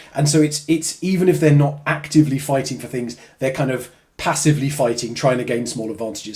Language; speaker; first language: English; native; English